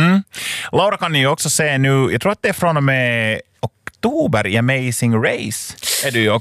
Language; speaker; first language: Swedish; native; Swedish